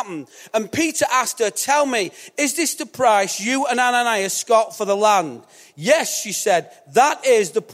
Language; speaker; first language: English; native; English